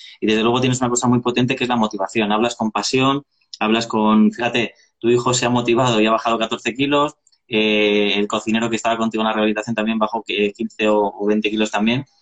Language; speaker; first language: Spanish; native; Spanish